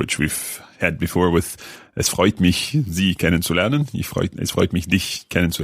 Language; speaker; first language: German; non-native, learner; English